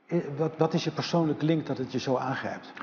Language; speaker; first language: Dutch; native; Dutch